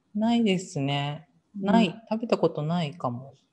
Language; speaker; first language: Japanese; native; Japanese